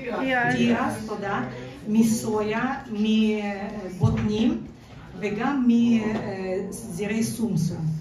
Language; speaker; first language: Hebrew; non-native, fluent; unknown